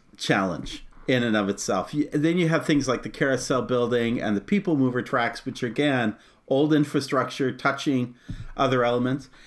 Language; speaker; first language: English; native; English